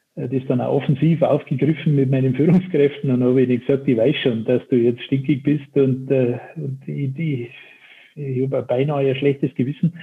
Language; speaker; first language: German; native; German